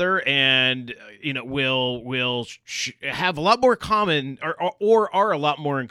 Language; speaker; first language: English; native; English